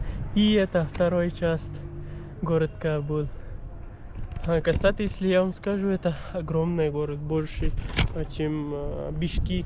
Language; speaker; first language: Russian; non-native, learner; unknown